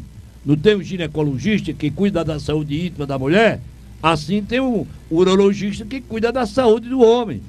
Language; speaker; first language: Portuguese; native; Portuguese